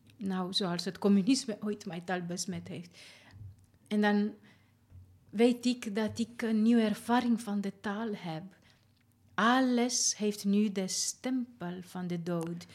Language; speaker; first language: Dutch; non-native, fluent; Romanian